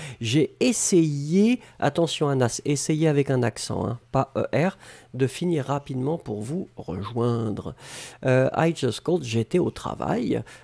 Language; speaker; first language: French; native; French